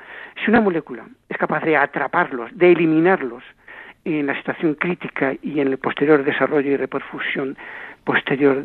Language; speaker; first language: Spanish; native; Spanish